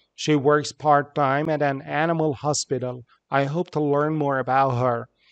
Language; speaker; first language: English; non-native, fluent; Persian